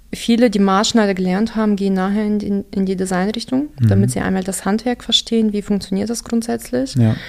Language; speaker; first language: German; non-native, local second language; Russian